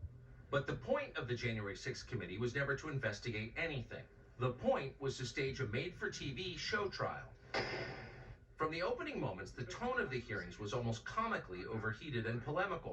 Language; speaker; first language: English; native; English